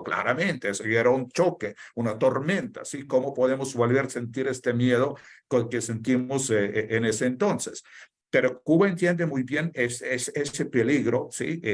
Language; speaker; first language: Spanish; non-native, fluent; Russian